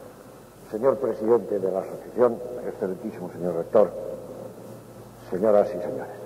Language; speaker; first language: Spanish; native; Spanish